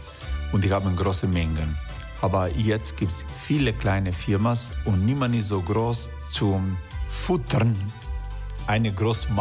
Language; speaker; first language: German; non-native, fluent; Croatian